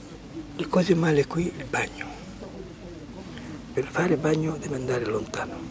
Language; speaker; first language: Italian; non-native, fluent; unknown